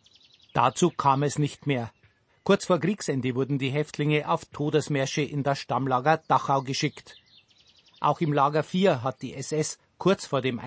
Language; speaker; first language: German; native; German